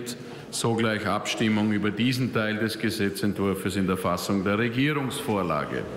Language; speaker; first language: German; native; German